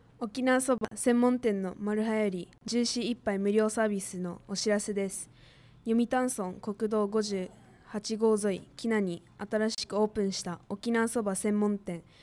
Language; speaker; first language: Japanese; native; Japanese